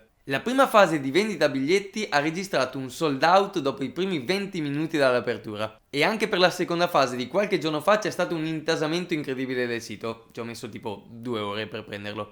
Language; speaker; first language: Italian; native; Italian